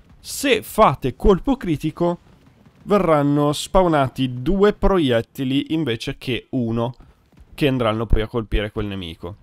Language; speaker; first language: Italian; native; Italian